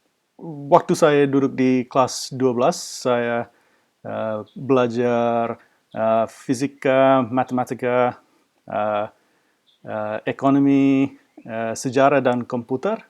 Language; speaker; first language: Indonesian; non-native, fluent; English